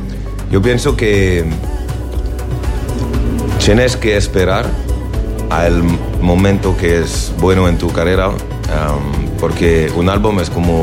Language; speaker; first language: Spanish; non-native, learner; French